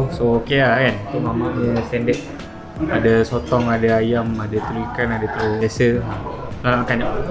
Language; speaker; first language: Malay; native; Malay